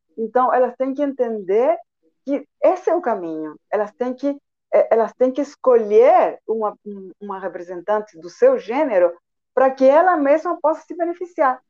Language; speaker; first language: Portuguese; non-native, fluent; Spanish